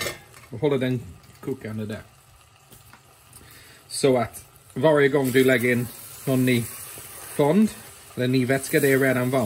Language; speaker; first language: Swedish; non-native, fluent; English